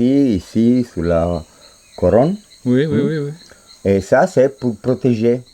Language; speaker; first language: French; non-native, fluent; Spanish